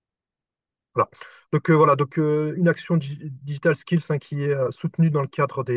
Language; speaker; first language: French; native; French